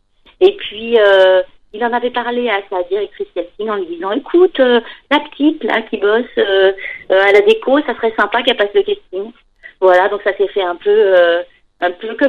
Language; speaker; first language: French; native; French